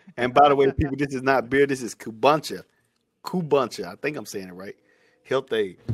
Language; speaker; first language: English; native; English